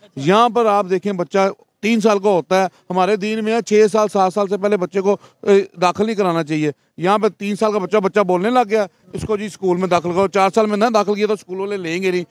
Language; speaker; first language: Urdu; non-native, local second language; Punjabi